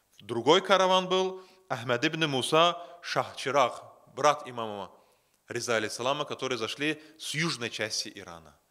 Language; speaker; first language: Russian; non-native, local second language; Azerbaijani